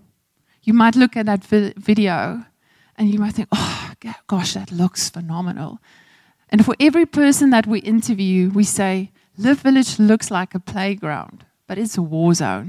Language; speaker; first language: English; non-native, local second language; Afrikaans